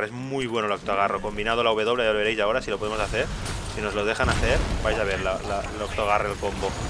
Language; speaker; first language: Spanish; native; Spanish